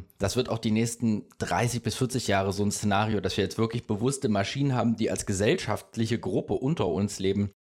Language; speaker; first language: German; native; German